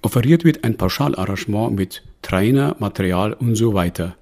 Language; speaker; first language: German; native; German